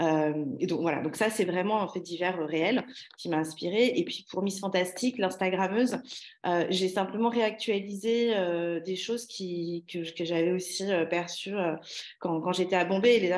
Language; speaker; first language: French; native; French